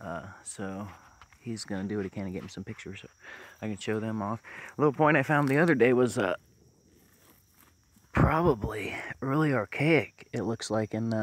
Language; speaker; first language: English; native; English